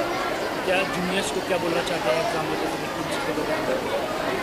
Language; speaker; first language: Hindi; native; Hindi